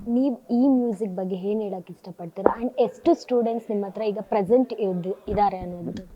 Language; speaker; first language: Kannada; native; Kannada